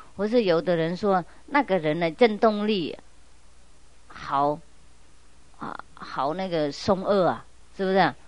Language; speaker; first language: Chinese; non-native, fluent; Vietnamese